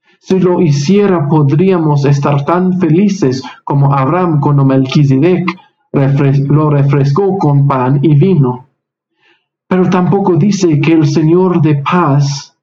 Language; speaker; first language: Spanish; non-native, fluent; English